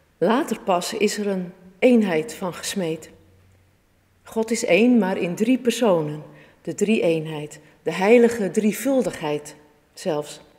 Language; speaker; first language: Dutch; native; Dutch